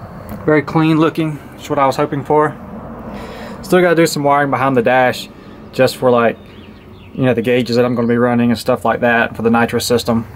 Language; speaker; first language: English; native; English